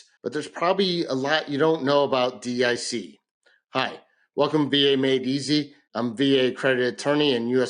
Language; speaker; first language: English; native; English